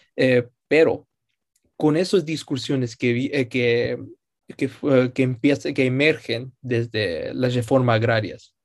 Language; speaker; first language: Spanish; early bilingual, heritage; Spanish